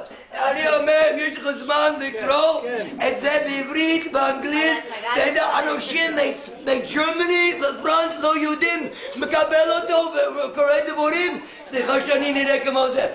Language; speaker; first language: Hebrew; non-native, fluent; English